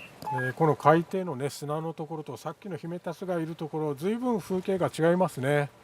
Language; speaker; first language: Japanese; native; Japanese